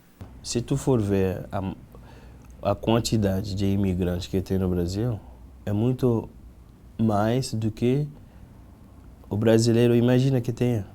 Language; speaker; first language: Portuguese; non-native, fluent; Haitian Creole